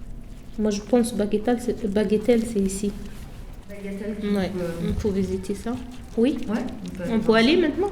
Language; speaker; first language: French; non-native, learner; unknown